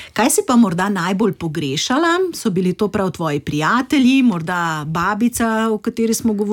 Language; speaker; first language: Slovenian; native; Slovenian